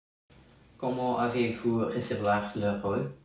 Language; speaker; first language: French; non-native, learner; Dutch